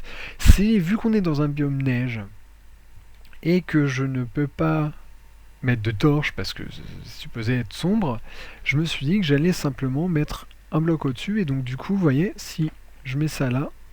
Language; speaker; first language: French; native; French